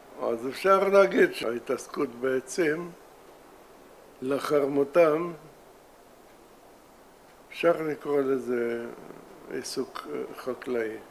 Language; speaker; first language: Hebrew; non-native, fluent; Russian